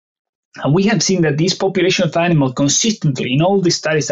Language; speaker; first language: English; non-native, fluent; Spanish